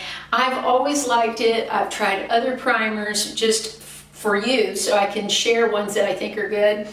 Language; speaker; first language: English; native; English